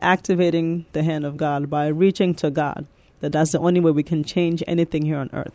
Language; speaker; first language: English; native; English